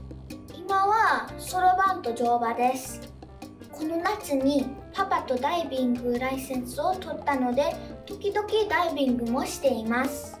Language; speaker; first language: Japanese; early bilingual, other home language; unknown